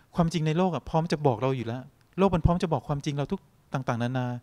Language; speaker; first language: Thai; native; Thai